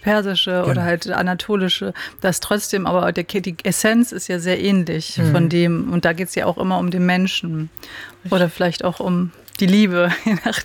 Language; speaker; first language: German; native; German